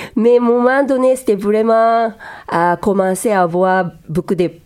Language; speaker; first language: French; non-native, learner; Japanese